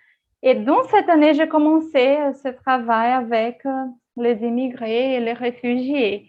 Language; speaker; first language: French; non-native, fluent; Portuguese